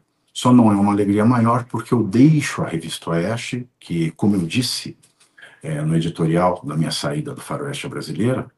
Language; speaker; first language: Portuguese; native; Portuguese